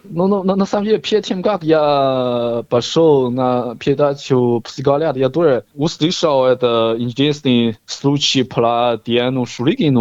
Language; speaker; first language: Russian; non-native, learner; Chinese